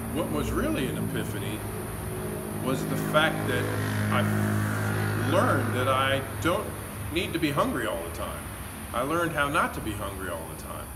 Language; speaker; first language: English; native; English